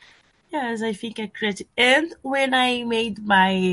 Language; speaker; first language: English; non-native, learner; Portuguese